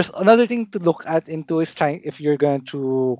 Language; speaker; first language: English; non-native, local second language; Filipino